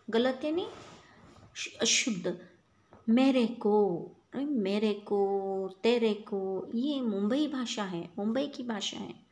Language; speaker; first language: Hindi; non-native, local second language; Kannada